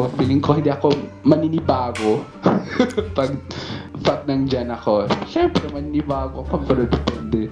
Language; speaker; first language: Filipino; non-native, fluent; Portuguese